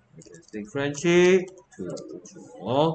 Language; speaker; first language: English; non-native, fluent; Korean